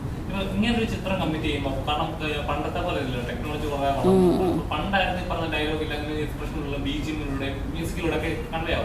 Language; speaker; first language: Malayalam; native; Malayalam